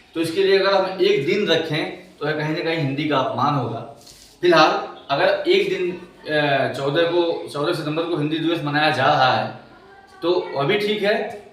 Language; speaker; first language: Hindi; native; Hindi